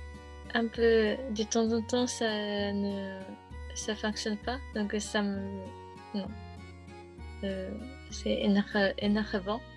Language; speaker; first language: French; non-native, learner; Japanese